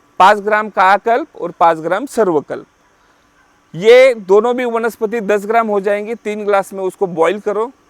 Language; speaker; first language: Hindi; non-native, local second language; Marathi